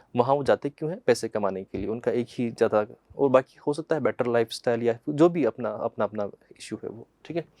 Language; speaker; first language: Hindi; native; Hindi